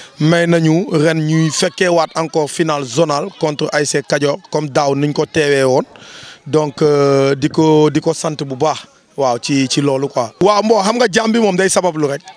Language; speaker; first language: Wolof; native; Wolof